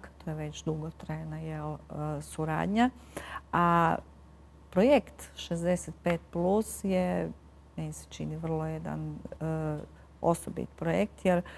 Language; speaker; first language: Croatian; native; Croatian